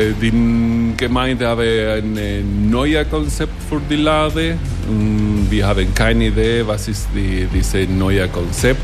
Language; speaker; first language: German; non-native, learner; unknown